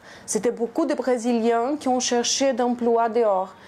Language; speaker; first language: French; non-native, fluent; Portuguese